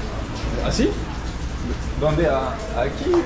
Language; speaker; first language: Spanish; non-native, learner; French